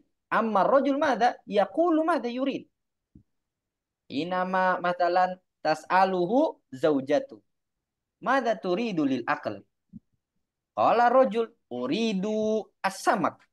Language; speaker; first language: Arabic; non-native, fluent; Indonesian